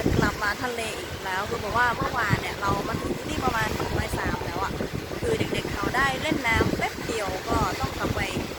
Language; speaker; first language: Thai; non-native, fluent; Khmer